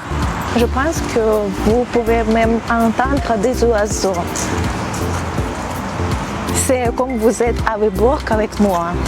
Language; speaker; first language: French; non-native, fluent; Russian